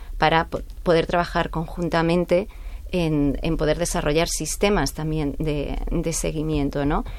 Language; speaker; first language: Spanish; native; Spanish